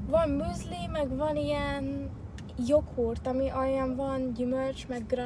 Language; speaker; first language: Hungarian; early bilingual, heritage; Hungarian